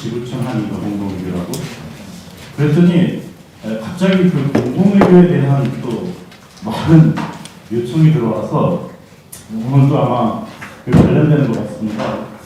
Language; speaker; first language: Korean; native; Korean